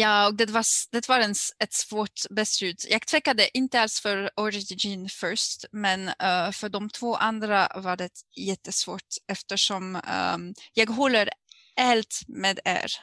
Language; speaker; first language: Swedish; non-native, fluent; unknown